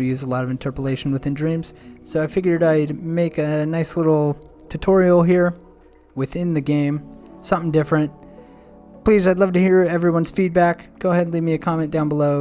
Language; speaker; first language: English; native; English